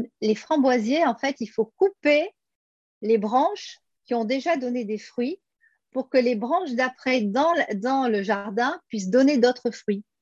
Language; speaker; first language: French; native; French